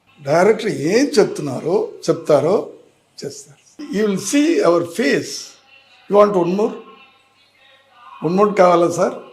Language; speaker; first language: Telugu; non-native, learner; Tamil